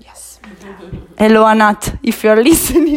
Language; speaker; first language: English; non-native, learner; Italian